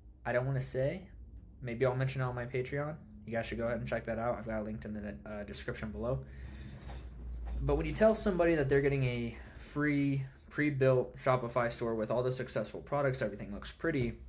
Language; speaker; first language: English; native; English